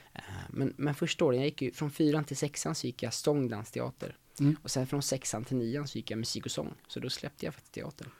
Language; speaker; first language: Swedish; native; Swedish